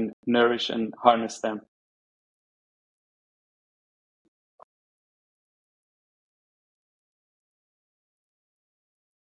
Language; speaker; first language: English; non-native, fluent; German